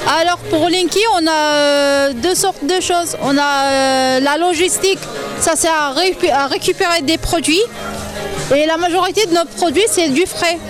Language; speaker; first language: French; non-native, local second language; Arabic